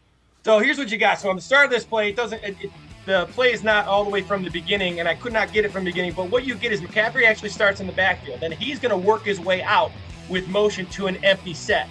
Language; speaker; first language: English; native; English